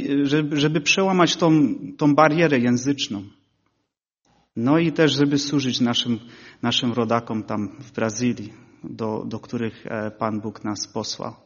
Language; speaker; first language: Polish; early bilingual, heritage; Polish